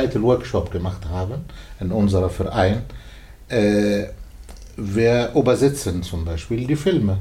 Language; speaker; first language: German; non-native, learner; Arabic